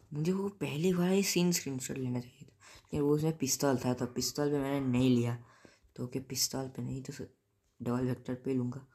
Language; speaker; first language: Hindi; native; Hindi